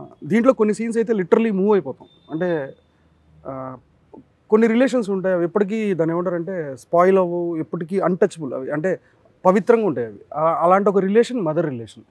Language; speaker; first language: Telugu; native; Telugu